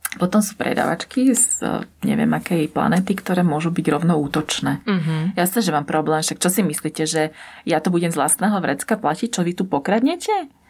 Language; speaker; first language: Slovak; native; Slovak